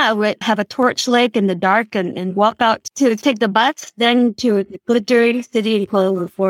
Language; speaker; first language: English; non-native, local second language; Cantonese